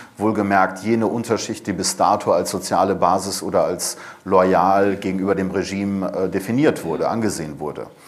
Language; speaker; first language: German; early bilingual, other home language; Persian